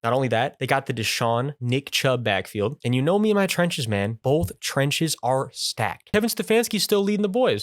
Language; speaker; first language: English; native; English